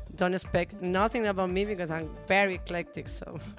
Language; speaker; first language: English; non-native, learner; Spanish